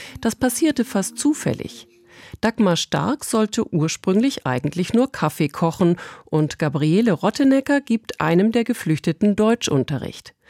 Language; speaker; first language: German; native; German